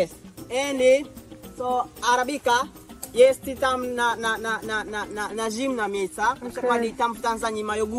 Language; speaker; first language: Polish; non-native, learner; Swahili